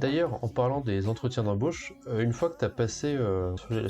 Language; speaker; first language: French; native; French